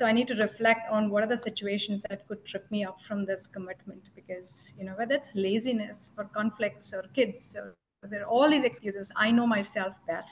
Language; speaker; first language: English; non-native, local second language; Telugu